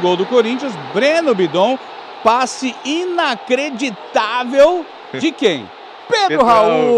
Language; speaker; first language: Portuguese; native; Portuguese